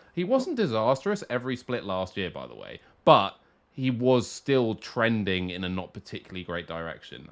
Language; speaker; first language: English; native; English